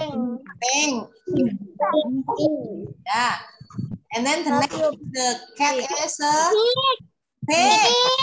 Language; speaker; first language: English; non-native, fluent; Indonesian